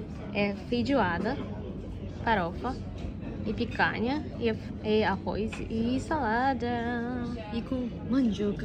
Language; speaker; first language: Portuguese; non-native, learner; Japanese